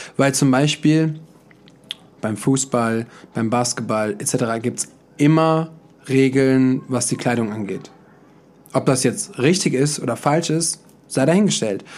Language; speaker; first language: German; native; German